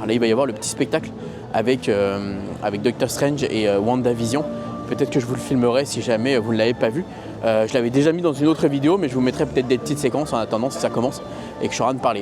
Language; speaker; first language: French; native; French